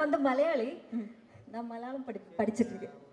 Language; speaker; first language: Tamil; non-native, learner; Malayalam